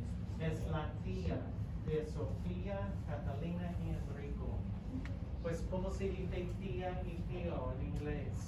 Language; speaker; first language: Spanish; non-native, fluent; English